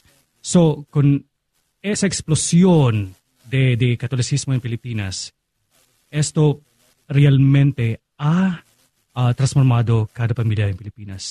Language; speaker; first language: Spanish; non-native, fluent; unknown